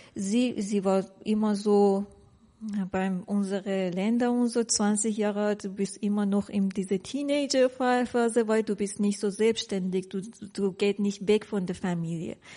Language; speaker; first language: German; non-native, learner; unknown